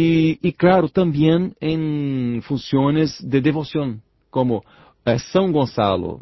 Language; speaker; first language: Spanish; non-native, learner; Portuguese